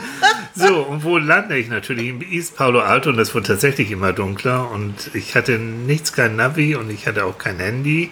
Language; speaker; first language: German; native; German